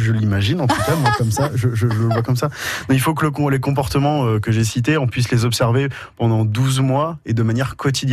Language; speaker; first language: French; native; French